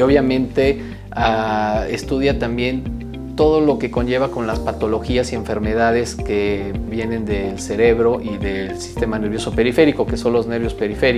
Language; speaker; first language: Spanish; native; Spanish